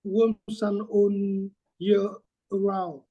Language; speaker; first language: English; non-native, learner; Vietnamese